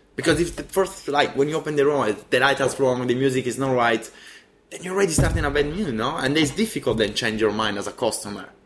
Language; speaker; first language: English; non-native, fluent; Italian